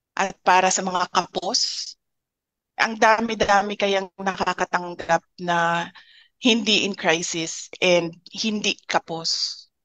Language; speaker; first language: Filipino; non-native, local second language; Cebuano